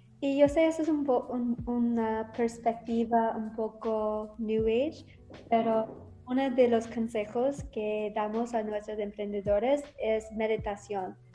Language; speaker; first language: Spanish; non-native, learner; English